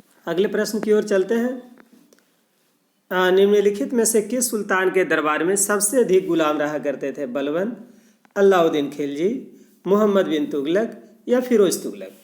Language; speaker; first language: Hindi; non-native, local second language; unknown